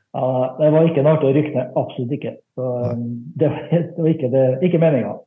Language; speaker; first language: Norwegian; native; Norwegian